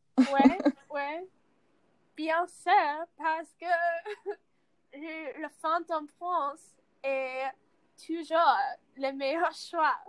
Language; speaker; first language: French; non-native, learner; English